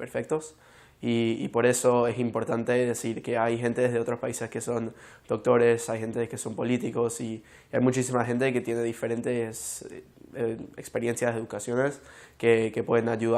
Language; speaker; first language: Spanish; early bilingual, heritage; Spanish